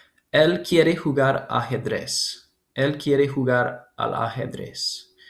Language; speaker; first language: Spanish; non-native, fluent; English